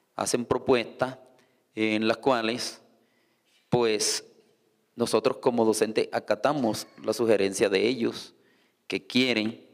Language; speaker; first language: Spanish; native; Spanish